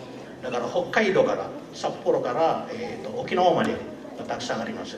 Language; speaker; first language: Japanese; non-native, learner; Indonesian